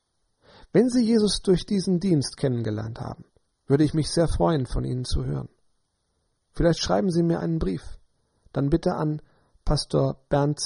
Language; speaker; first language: German; native; German